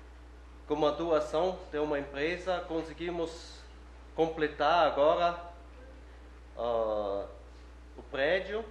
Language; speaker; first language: Portuguese; non-native, fluent; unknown